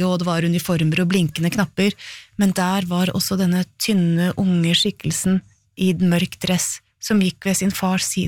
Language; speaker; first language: Norwegian; native; Norwegian